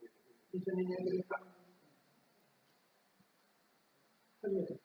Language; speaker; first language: Japanese; native; Japanese